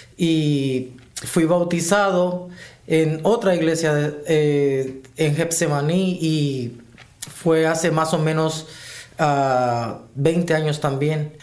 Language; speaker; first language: Spanish; native; Spanish